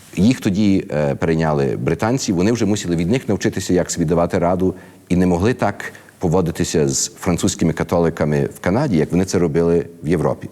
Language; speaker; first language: Ukrainian; early bilingual, heritage; Ukrainian